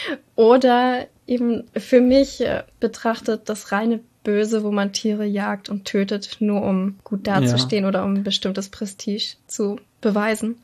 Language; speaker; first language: German; native; German